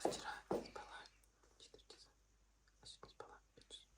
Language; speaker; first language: Russian; native; Russian